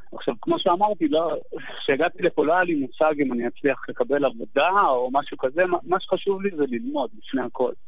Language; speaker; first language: Hebrew; native; Hebrew